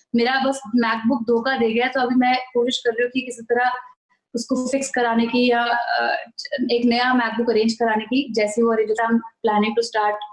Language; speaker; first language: Hindi; native; Hindi